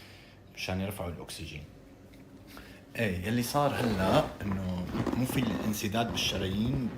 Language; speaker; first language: Arabic; native; Arabic